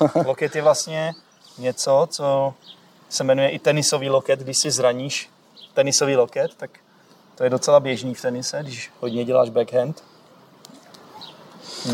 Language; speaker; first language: Czech; native; Czech